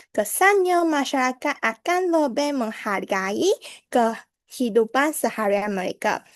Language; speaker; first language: Malay; non-native, local second language; Chinese